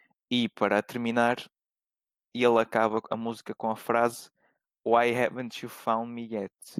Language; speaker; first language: Portuguese; native; Portuguese